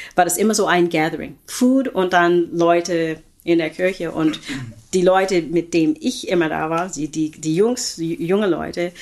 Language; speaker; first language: German; non-native, fluent; English